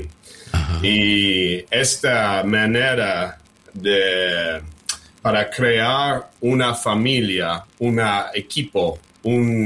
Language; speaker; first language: Spanish; early bilingual, heritage; English